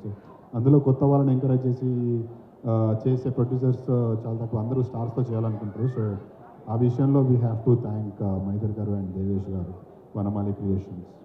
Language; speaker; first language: Telugu; native; Telugu